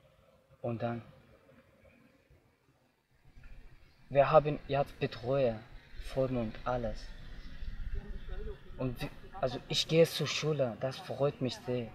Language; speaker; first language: German; non-native, learner; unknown